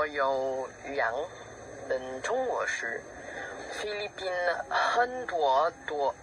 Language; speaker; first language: Greek; non-native, learner; Filipino